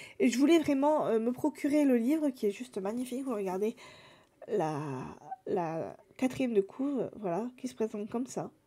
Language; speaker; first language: French; native; French